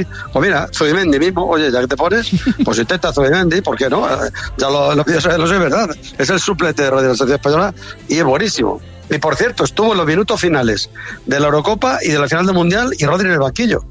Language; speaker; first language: Spanish; native; Spanish